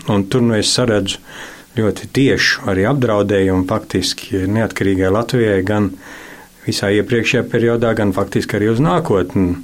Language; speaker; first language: Latvian; native; Latvian